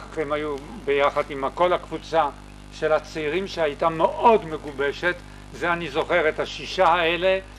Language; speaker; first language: Hebrew; early bilingual, other home language; French